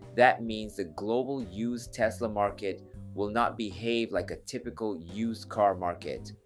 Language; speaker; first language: English; non-native, fluent; Japanese